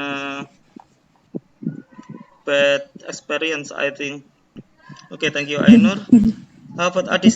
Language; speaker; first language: English; non-native, learner; Indonesian